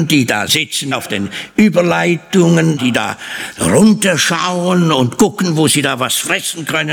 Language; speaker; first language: German; native; German